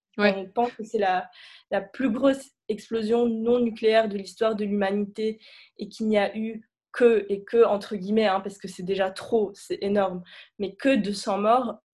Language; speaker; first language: French; native; French